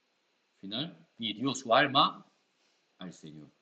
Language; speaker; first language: Spanish; non-native, learner; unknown